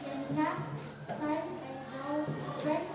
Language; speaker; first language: English; non-native, learner; Indonesian